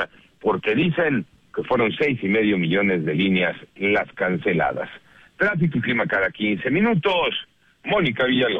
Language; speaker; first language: Spanish; native; Spanish